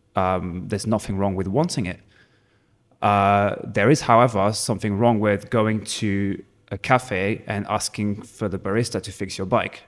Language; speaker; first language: English; non-native, fluent; French